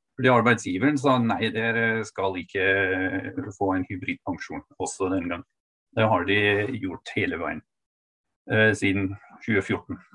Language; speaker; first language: Norwegian; non-native, fluent; German